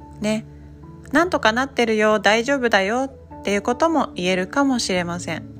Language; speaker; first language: Japanese; native; Japanese